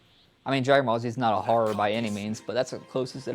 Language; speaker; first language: English; native; English